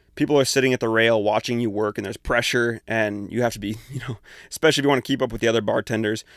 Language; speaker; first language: English; native; English